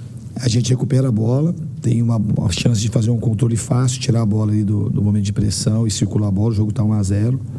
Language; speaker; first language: Portuguese; native; Portuguese